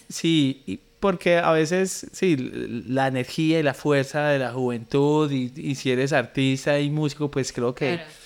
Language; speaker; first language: Spanish; native; Spanish